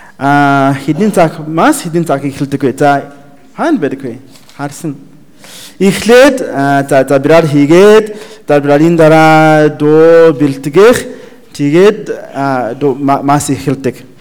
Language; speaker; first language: Mongolian; non-native, learner; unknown